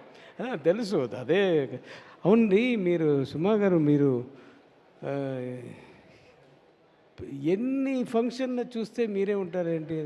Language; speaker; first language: Telugu; non-native, learner; Tamil